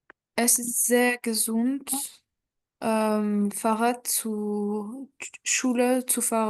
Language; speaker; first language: German; non-native, learner; French